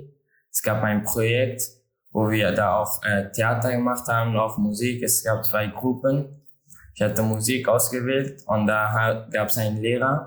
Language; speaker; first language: German; non-native, learner; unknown